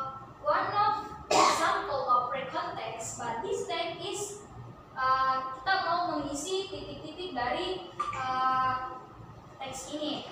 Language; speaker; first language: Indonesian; native; Indonesian